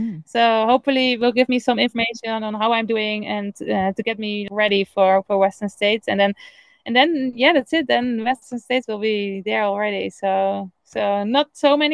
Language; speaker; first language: English; non-native, fluent; Dutch